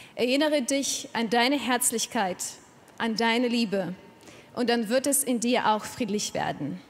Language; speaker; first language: German; non-native, fluent; Ukrainian